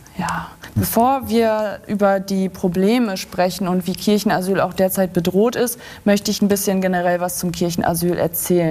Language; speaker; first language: German; native; German